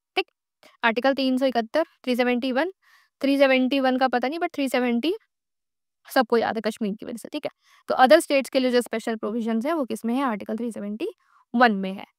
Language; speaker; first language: Hindi; native; Hindi